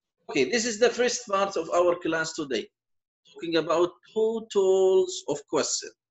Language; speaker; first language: English; non-native, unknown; Arabic